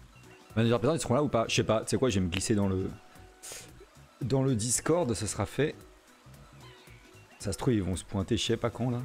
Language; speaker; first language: French; native; French